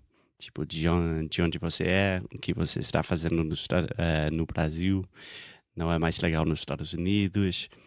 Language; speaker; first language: Portuguese; non-native, fluent; English